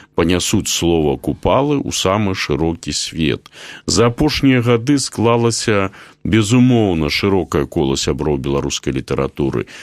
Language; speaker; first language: Belarusian; native; Belarusian